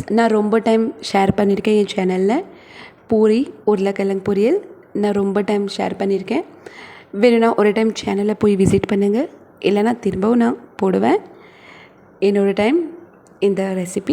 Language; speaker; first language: Tamil; non-native, local second language; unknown